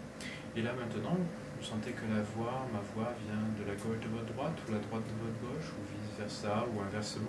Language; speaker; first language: French; native; French